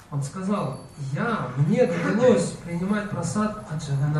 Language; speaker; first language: Russian; native; Russian